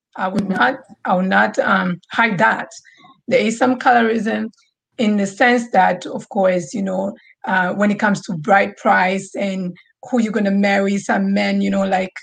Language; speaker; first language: English; non-native, local second language; Swahili